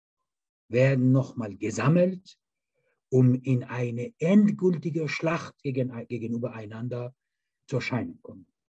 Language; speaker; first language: German; non-native, fluent; Persian